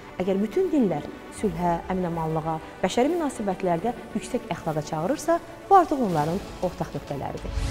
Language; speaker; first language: Azerbaijani; native; Azerbaijani